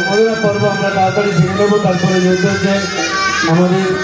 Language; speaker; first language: Bangla; native; Bangla